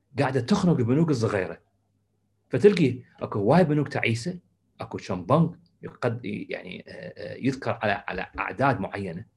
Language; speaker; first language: Arabic; native; Arabic